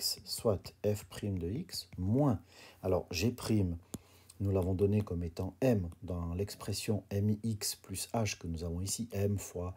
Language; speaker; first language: French; native; French